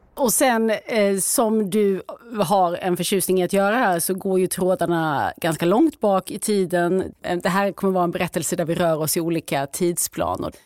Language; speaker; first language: Swedish; native; Swedish